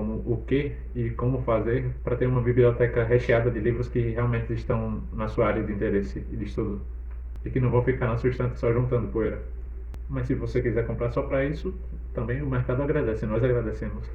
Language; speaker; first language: Portuguese; native; Portuguese